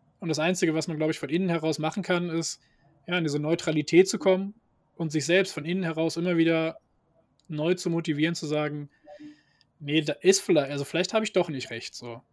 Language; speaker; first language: German; native; German